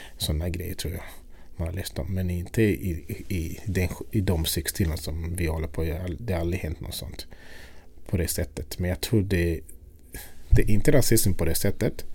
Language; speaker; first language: Swedish; non-native, fluent; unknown